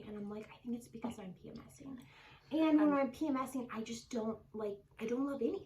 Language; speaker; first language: English; native; English